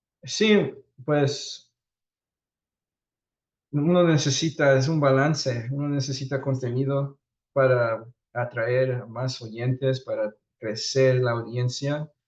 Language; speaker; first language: Spanish; early bilingual, heritage; Spanish